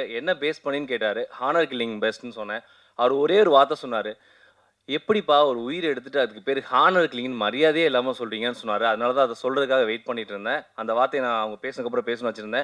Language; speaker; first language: Tamil; native; Tamil